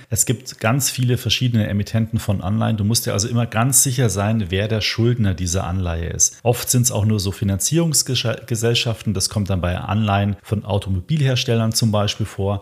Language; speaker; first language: German; native; German